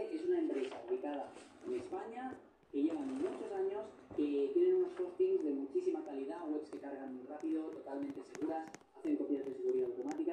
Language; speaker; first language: Spanish; native; Spanish